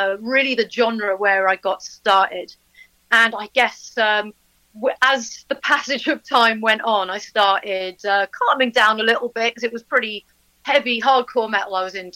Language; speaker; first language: English; native; English